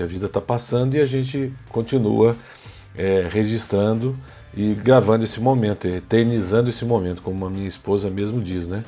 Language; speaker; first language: Portuguese; native; Portuguese